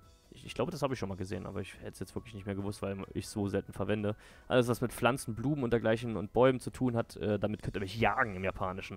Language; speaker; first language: German; native; German